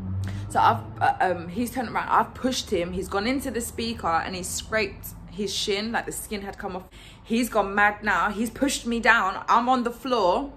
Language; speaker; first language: English; native; English